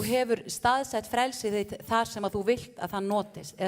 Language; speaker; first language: Icelandic; native; Icelandic